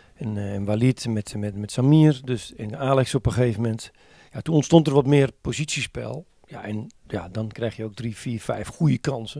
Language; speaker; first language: Dutch; native; Dutch